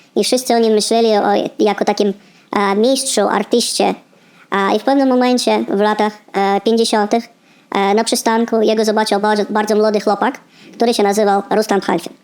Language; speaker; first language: Polish; non-native, fluent; Russian